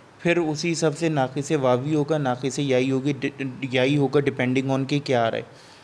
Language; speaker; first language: Urdu; native; Urdu